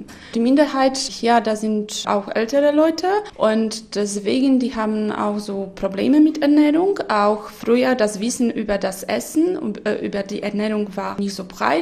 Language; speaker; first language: German; non-native, local second language; Polish